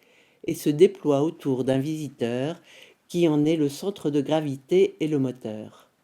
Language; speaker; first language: French; native; French